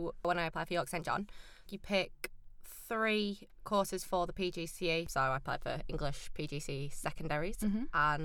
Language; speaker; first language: English; native; English